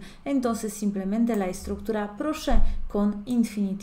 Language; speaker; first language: Spanish; non-native, fluent; Polish